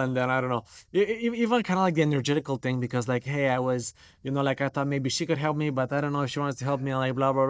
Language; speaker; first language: English; non-native, fluent; Romanian